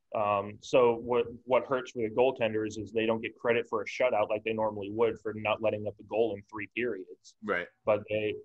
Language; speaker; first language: English; native; English